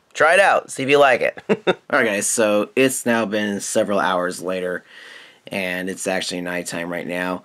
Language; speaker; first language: English; native; English